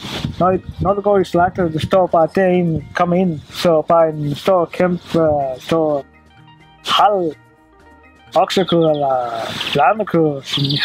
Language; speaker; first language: Danish; non-native, learner; Swahili